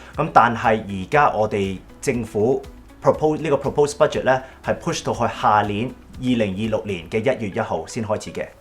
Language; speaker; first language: Cantonese; early bilingual, heritage; Cantonese